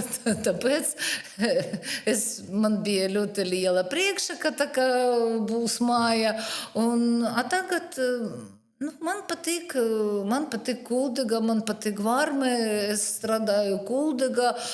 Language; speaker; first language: Latvian; non-native, learner; Russian